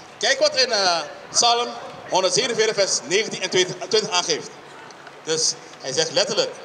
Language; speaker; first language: Dutch; non-native, local second language; Papiamento